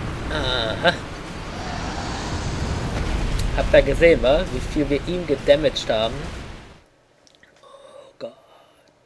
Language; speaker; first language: German; native; German